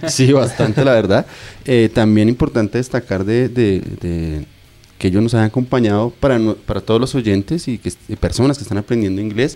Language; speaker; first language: Spanish; native; Spanish